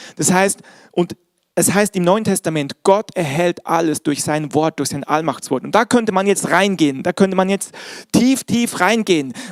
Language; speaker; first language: German; native; German